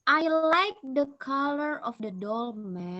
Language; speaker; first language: English; non-native, learner; Indonesian